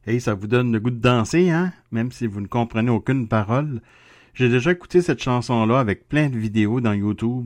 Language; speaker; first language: French; native; French